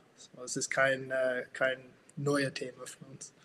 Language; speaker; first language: German; non-native, fluent; English